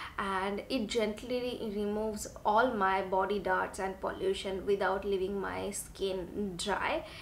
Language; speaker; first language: English; non-native, local second language; Bangla